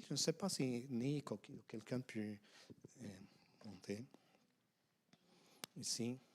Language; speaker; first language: French; non-native, fluent; Spanish